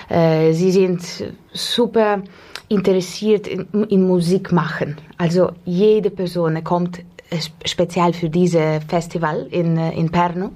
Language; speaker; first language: German; non-native, fluent; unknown